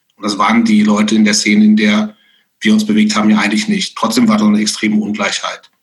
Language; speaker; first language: German; native; German